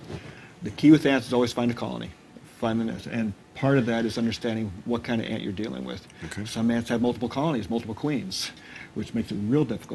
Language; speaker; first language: English; native; English